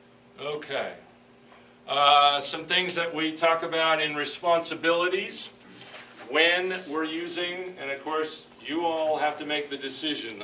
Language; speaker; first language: English; native; English